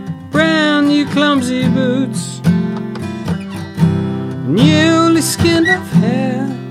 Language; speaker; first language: English; native; English